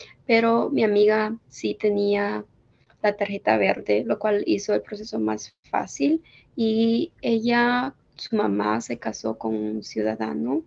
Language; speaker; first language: Spanish; early bilingual, heritage; Spanish